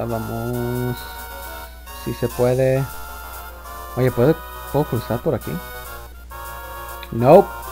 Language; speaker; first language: Spanish; early bilingual, heritage; Spanish